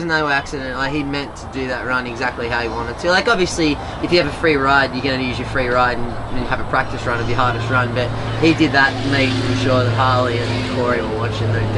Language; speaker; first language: English; native; English